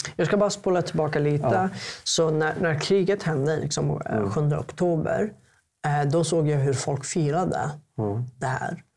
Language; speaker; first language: Swedish; non-native, fluent; Arabic